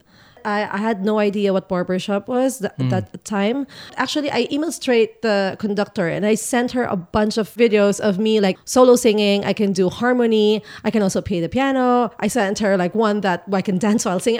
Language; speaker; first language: English; non-native, local second language; Filipino